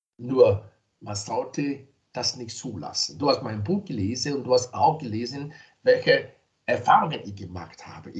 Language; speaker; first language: German; non-native, fluent; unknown